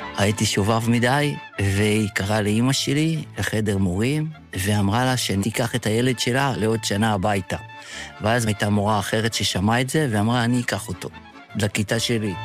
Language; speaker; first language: Hebrew; early bilingual, other home language; Yiddish